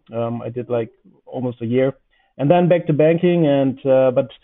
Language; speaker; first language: English; non-native, fluent; German